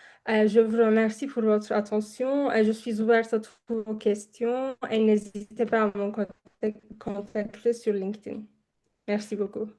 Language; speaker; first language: French; non-native, fluent; Turkish